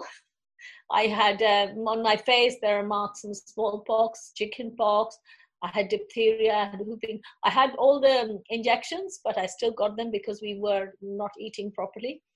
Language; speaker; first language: English; non-native, local second language; Bangla